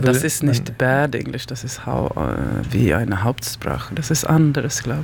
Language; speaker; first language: German; non-native, learner; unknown